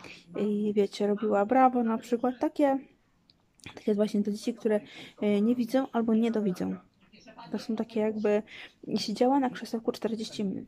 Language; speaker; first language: Polish; native; Polish